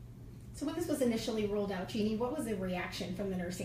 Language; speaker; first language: English; native; English